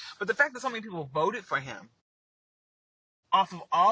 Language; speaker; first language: English; native; English